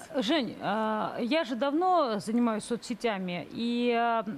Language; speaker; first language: Russian; native; Russian